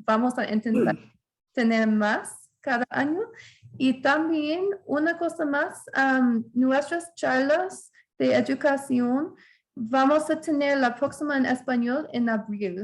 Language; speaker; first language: Spanish; non-native, fluent; English